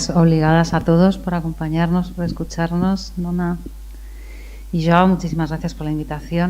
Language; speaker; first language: Spanish; native; Spanish